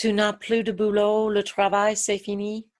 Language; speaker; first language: French; non-native, fluent; English